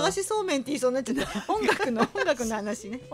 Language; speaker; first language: Japanese; native; Japanese